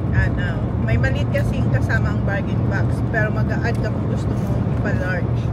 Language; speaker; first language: Filipino; non-native, local second language; Bikol